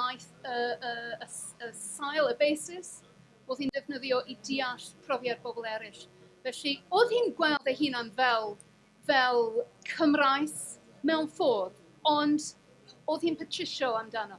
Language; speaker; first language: Welsh; non-native, fluent; English